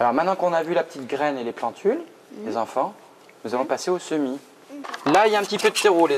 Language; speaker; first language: French; native; French